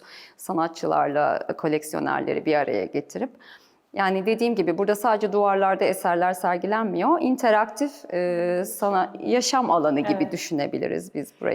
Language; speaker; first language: Turkish; native; Turkish